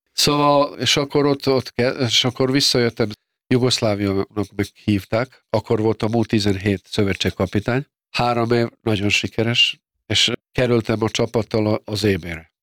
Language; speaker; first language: Hungarian; non-native, fluent; Serbian